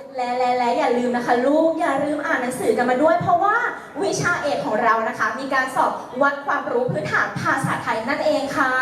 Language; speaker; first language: Thai; native; Thai